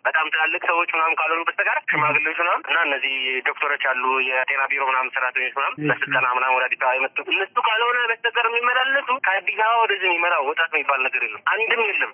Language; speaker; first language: Amharic; non-native, local second language; Tigrinya